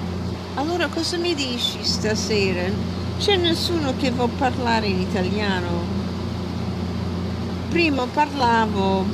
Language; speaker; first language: Italian; early bilingual, heritage; English